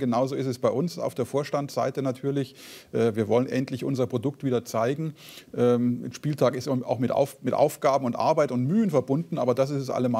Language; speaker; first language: German; native; German